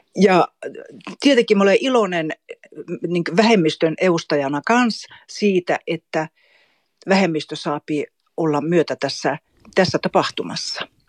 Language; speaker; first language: Finnish; native; Finnish